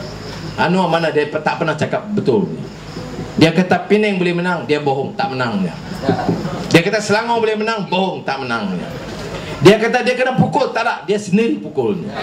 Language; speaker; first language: Malay; native; Malay